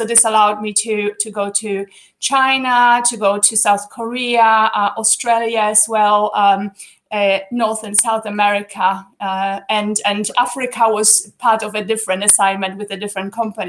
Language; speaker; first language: English; non-native, fluent; Polish